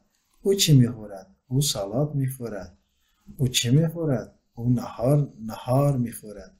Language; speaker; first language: Persian; non-native, fluent; Turkish